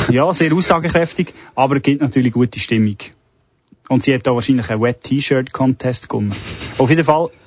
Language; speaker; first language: German; early bilingual, other home language; Serbian